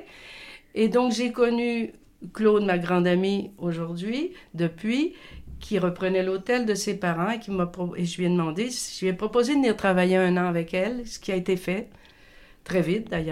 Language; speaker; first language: French; native; French